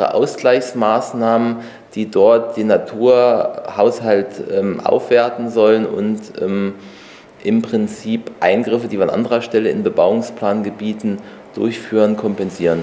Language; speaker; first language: German; native; German